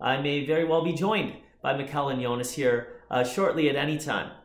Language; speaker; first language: English; native; English